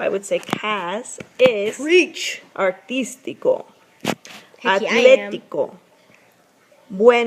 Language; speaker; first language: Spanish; non-native, fluent; English